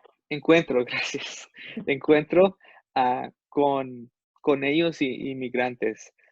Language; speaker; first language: Spanish; non-native, fluent; English